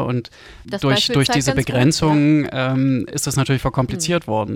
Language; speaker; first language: German; native; German